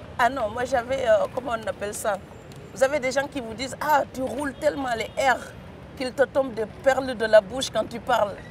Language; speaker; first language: French; non-native, local second language; Serer